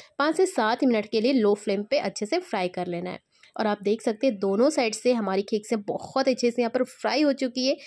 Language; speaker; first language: Hindi; native; Hindi